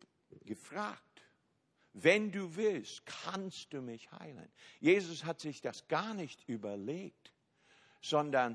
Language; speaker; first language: German; non-native, fluent; English